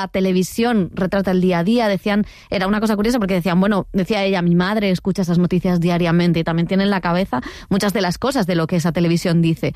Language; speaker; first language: Spanish; native; Spanish